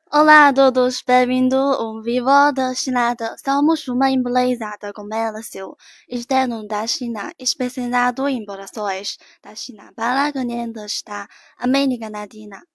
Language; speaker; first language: Spanish; non-native, learner; Chinese